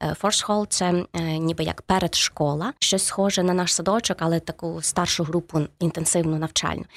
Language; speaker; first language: Ukrainian; native; Ukrainian